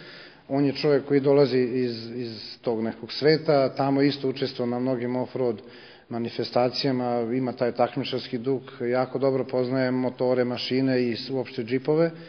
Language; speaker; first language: Bosnian; native; Bosnian